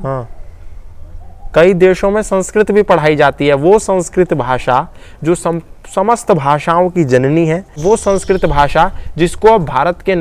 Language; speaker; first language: Hindi; native; Hindi